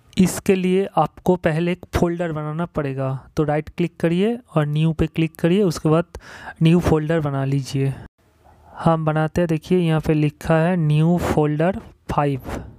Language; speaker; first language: Hindi; non-native, local second language; Bangla